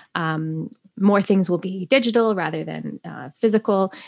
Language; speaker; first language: English; native; English